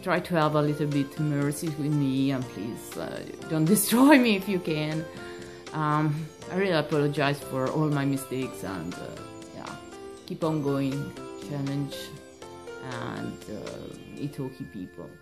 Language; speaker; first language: English; non-native, learner; Italian